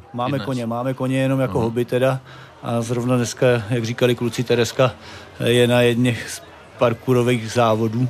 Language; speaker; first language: Czech; native; Czech